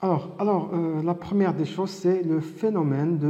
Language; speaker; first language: French; non-native, local second language; Arabic